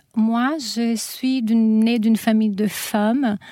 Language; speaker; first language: French; non-native, fluent; Portuguese